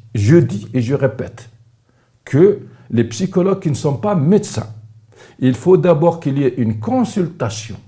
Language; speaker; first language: French; non-native, local second language; Arabic